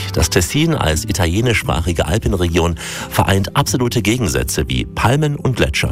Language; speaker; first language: German; native; German